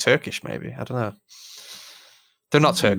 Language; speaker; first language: English; native; English